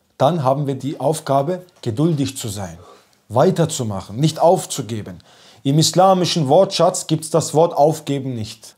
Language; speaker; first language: German; early bilingual, other home language; Turkish